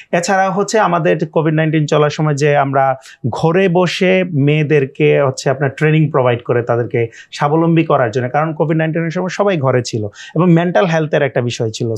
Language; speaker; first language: Bangla; native; Bangla